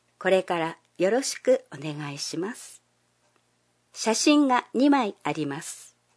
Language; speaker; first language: Japanese; non-native, fluent; Chinese